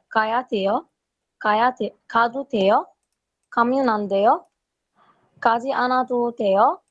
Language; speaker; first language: Korean; non-native, learner; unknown